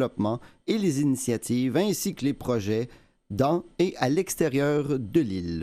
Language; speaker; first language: French; native; French